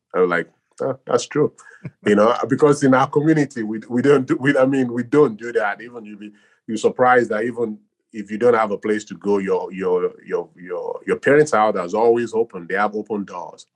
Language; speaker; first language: English; non-native, local second language; Yoruba